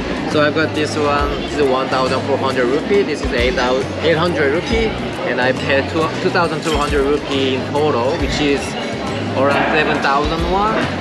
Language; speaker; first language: English; non-native, fluent; Korean